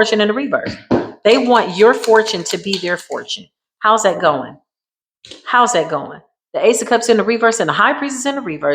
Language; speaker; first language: English; native; English